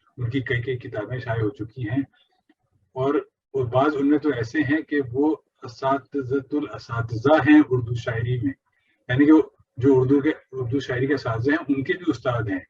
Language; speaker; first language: Urdu; native; Urdu